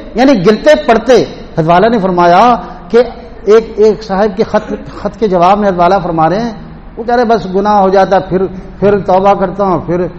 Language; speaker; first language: Urdu; native; Urdu